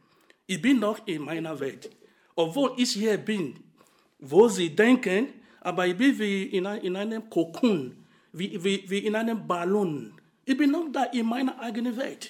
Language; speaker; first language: German; non-native, fluent; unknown